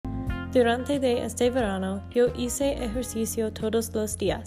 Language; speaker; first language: Spanish; non-native, learner; English